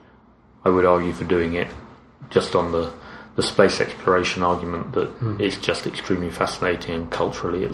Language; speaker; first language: English; native; English